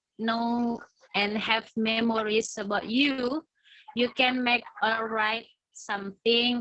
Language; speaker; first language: English; non-native, learner; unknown